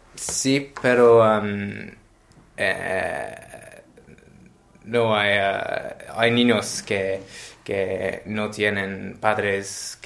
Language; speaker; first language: Spanish; non-native, learner; English